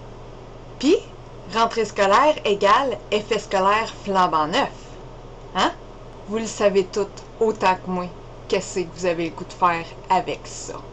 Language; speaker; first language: French; native; French